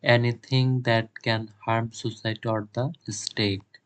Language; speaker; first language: English; non-native, local second language; Bangla